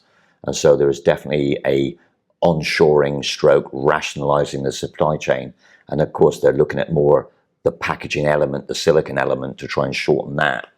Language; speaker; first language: English; native; English